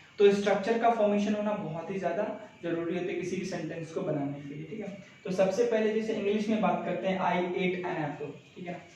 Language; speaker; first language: Hindi; native; Hindi